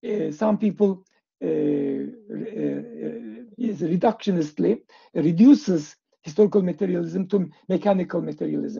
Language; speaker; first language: English; non-native, fluent; Turkish